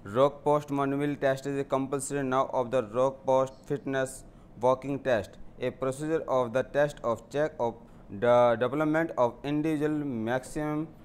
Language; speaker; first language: Hindi; native; Hindi